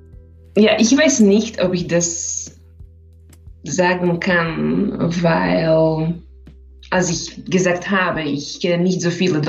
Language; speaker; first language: German; non-native, learner; Slovak